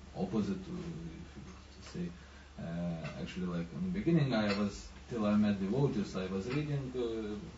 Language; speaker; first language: English; non-native, fluent; Lithuanian